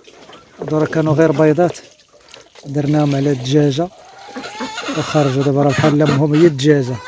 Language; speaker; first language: Arabic; native; Arabic